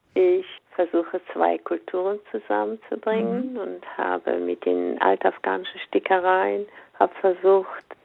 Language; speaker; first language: German; non-native, fluent; Persian